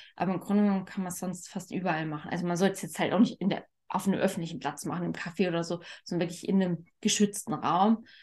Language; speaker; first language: German; native; German